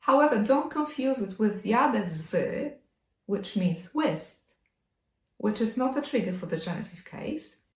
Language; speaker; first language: English; non-native, fluent; Polish